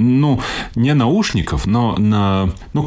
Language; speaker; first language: Russian; non-native, local second language; Latvian